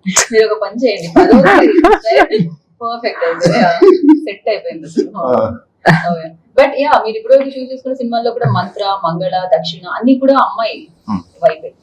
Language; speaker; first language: Telugu; native; Telugu